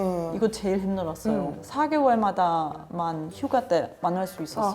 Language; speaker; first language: Korean; non-native, learner; German